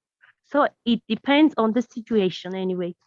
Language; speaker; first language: English; non-native, learner; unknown